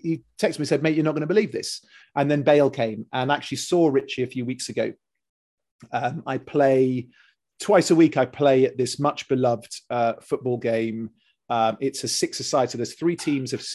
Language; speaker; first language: English; native; English